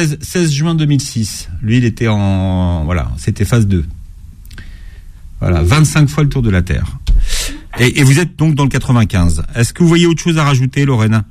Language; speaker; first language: French; native; French